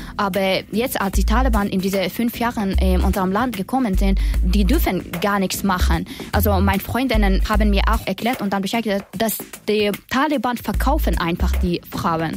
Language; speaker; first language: German; non-native, learner; Persian